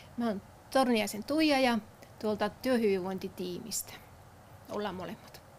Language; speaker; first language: Finnish; native; Finnish